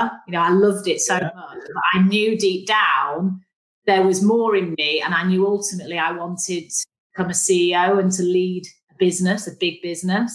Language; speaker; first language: English; native; English